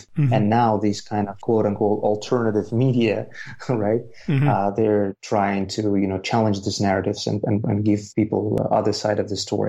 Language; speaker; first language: English; non-native, fluent; Russian